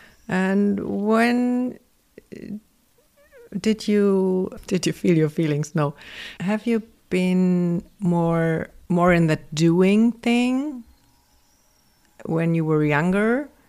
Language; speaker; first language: English; non-native, fluent; German